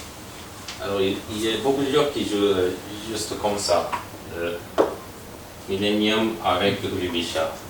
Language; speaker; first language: French; non-native, fluent; Japanese